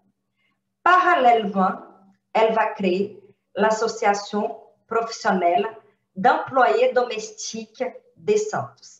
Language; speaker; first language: French; non-native, fluent; Portuguese